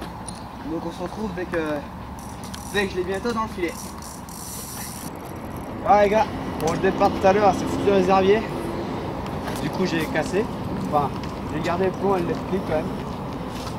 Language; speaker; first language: French; native; French